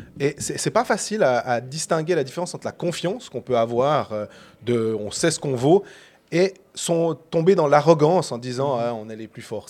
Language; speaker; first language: French; native; French